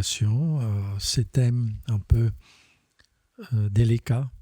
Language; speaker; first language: French; non-native, fluent; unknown